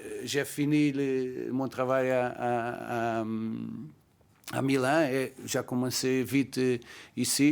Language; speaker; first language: French; non-native, learner; Portuguese